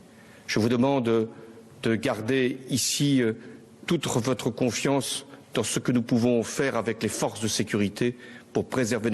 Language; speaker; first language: French; native; French